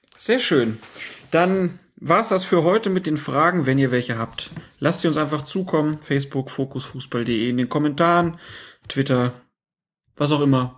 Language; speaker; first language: German; native; German